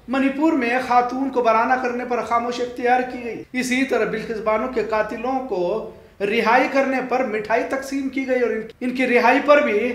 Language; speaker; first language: Hindi; non-native, local second language; Urdu